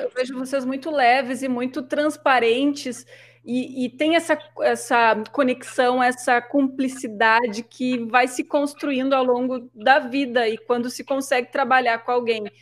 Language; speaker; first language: Portuguese; native; Portuguese